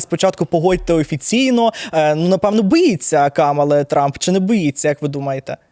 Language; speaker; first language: Ukrainian; native; Ukrainian